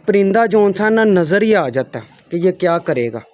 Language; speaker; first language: Urdu; non-native, local second language; Punjabi